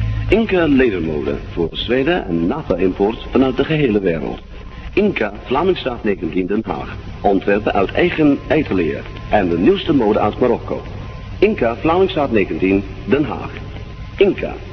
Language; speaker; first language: Dutch; non-native, learner; English